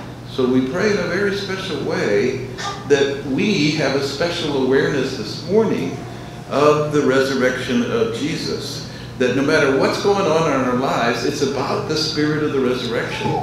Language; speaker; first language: English; native; English